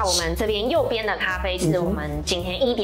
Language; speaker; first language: Chinese; native; Chinese